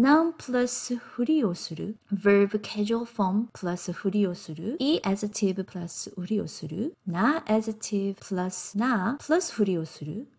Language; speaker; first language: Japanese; non-native, fluent; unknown